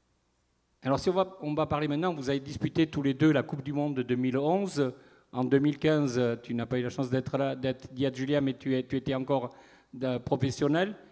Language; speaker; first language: French; native; French